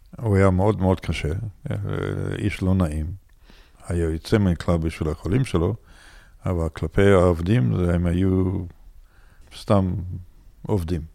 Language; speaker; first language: Hebrew; non-native, fluent; English